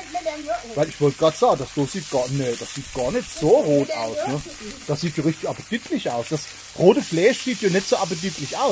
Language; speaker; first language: German; native; German